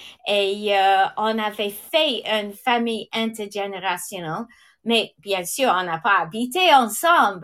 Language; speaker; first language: French; non-native, fluent; English